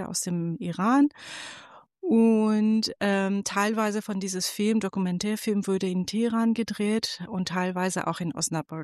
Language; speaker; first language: German; non-native, fluent; Persian